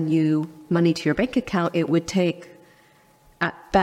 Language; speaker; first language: English; early bilingual, other home language; Chinese